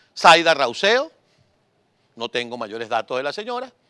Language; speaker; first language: Spanish; native; Spanish